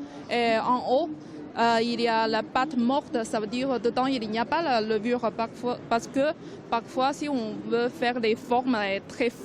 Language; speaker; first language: French; non-native, learner; Chinese